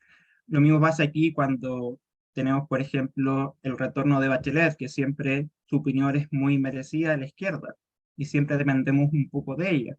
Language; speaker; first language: Spanish; native; Spanish